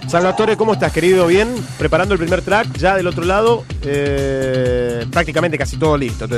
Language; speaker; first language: Spanish; native; Spanish